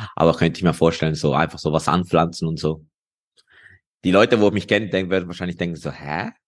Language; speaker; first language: German; non-native, fluent; Spanish